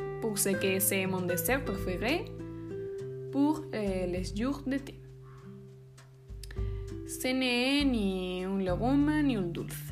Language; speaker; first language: French; non-native, learner; Spanish